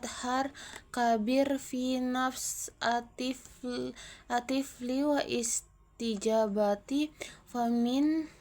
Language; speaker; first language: Arabic; non-native, learner; Indonesian